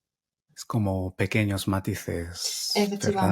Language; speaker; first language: Spanish; non-native, fluent; Japanese